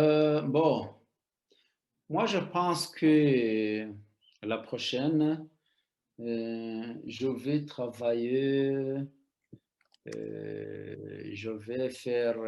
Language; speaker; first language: French; non-native, local second language; Rundi